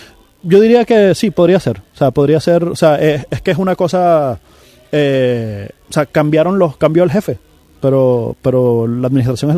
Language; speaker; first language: Spanish; native; Spanish